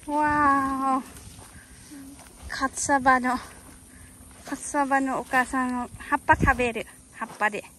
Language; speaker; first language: Japanese; non-native, learner; Lao